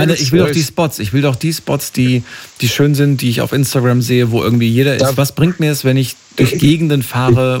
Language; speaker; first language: German; native; German